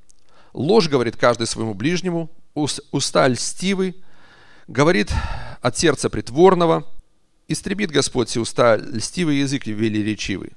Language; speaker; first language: Russian; native; Russian